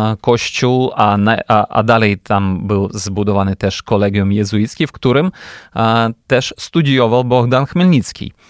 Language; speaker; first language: Polish; non-native, fluent; Ukrainian